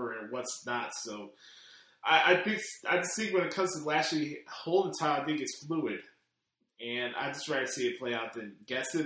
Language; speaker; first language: English; native; English